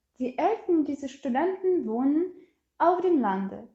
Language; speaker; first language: German; non-native, fluent; Ukrainian